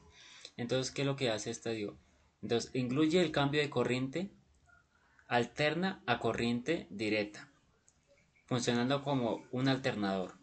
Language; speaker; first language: Spanish; native; Spanish